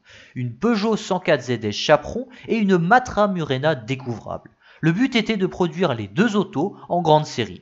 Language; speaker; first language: French; native; French